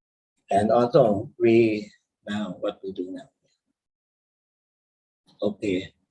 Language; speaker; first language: English; non-native, learner; Thai